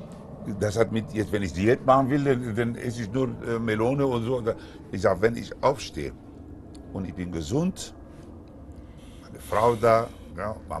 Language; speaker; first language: German; non-native, fluent; Spanish